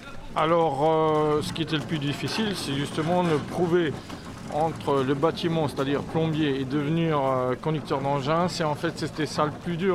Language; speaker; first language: French; native; French